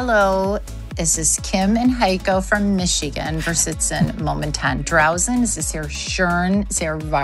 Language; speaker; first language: German; non-native, learner; English